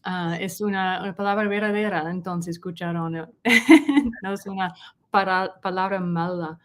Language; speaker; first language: Spanish; non-native, learner; English